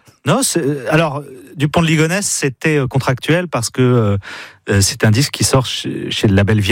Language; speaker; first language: French; native; French